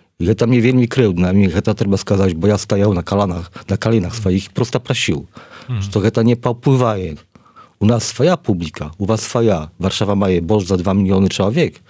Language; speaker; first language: Polish; non-native, learner; Belarusian